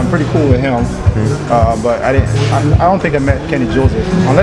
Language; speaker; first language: English; native; English